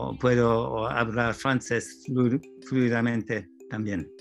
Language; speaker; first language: Spanish; non-native, learner; English